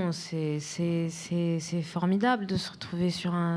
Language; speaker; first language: French; native; French